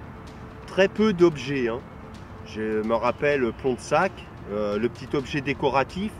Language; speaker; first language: French; native; French